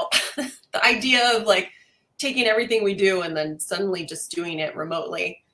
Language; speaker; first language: English; native; English